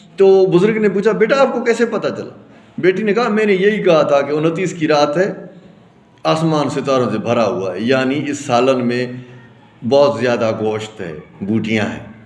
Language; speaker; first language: Urdu; non-native, local second language; Sindhi